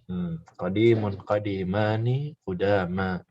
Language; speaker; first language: Arabic; non-native, fluent; Indonesian